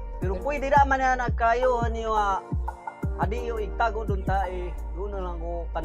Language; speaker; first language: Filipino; non-native, local second language; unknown